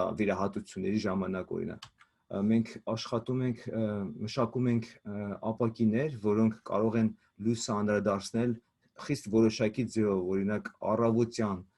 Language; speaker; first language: Armenian; native; Armenian